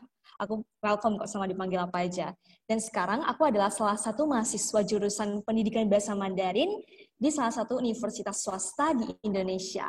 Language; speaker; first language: Indonesian; native; Indonesian